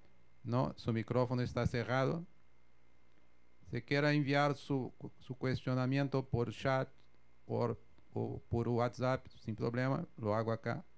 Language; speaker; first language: Spanish; non-native, fluent; Portuguese